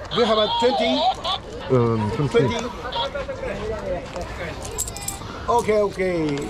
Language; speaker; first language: English; non-native, learner; French